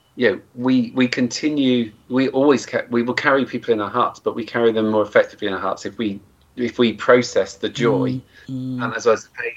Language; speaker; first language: English; native; English